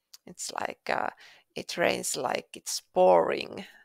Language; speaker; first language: English; non-native, fluent; Finnish